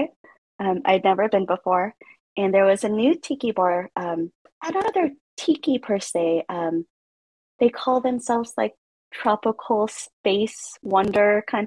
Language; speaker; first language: English; native; English